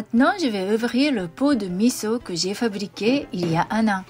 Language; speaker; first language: French; non-native, fluent; Japanese